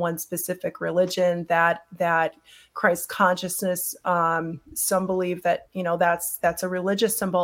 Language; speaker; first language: English; native; English